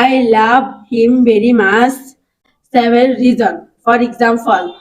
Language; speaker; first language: English; non-native, learner; Bangla